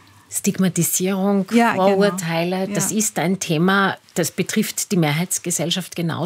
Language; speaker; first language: German; native; German